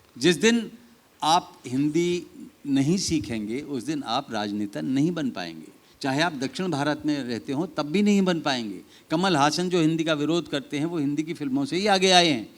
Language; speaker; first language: Hindi; native; Hindi